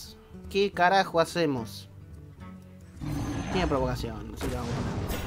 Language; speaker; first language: Spanish; native; Spanish